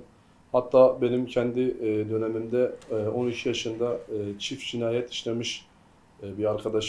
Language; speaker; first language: Turkish; native; Turkish